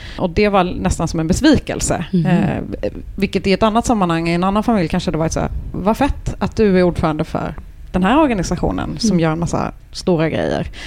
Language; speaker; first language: Swedish; early bilingual, other home language; Turkish